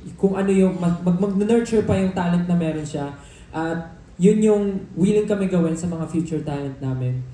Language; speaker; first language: Filipino; native; Filipino